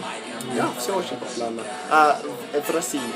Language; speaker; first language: Russian; non-native, fluent; English